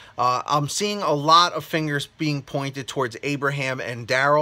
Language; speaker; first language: English; native; English